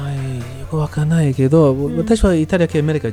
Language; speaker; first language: Japanese; non-native, learner; English